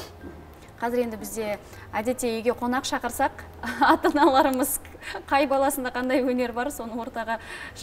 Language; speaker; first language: Kazakh; native; Kazakh